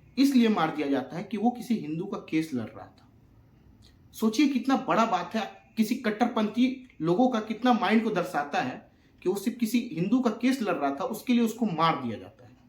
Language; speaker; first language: Hindi; native; Hindi